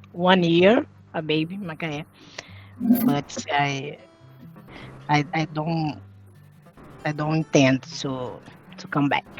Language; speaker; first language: English; non-native, learner; Portuguese